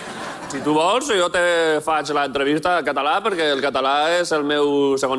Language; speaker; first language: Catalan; non-native, local second language; Spanish